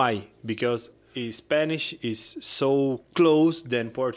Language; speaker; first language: English; non-native, learner; Portuguese